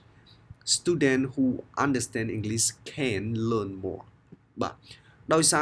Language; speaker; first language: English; non-native, fluent; Khmer